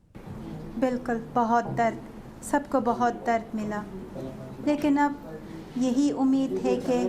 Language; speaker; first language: Hindi; non-native, fluent; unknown